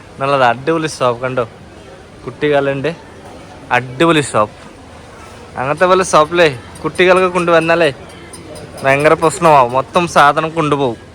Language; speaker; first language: Malayalam; non-native, learner; Bangla